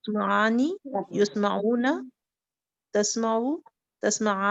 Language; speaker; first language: Arabic; non-native, learner; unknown